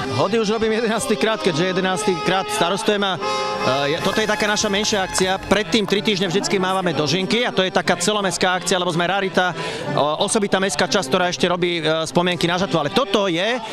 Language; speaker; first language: Slovak; native; Slovak